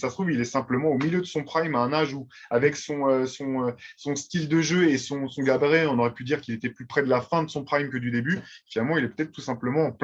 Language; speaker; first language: French; native; French